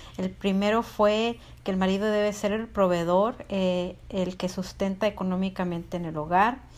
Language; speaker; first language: Spanish; early bilingual, heritage; Spanish